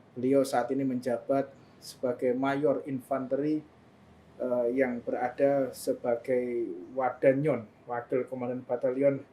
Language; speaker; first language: Indonesian; native; Indonesian